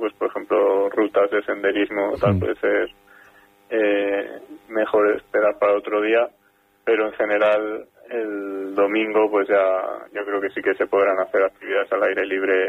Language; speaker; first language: Spanish; native; Spanish